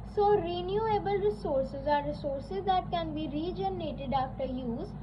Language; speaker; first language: English; non-native, local second language; Punjabi